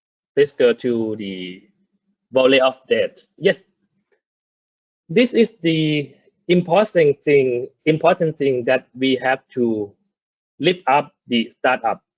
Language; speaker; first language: English; non-native, fluent; Thai